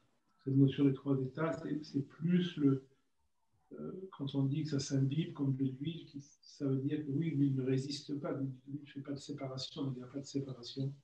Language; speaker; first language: French; native; French